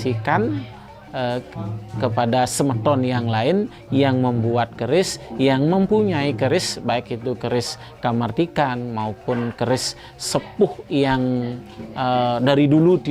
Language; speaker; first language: Indonesian; native; Indonesian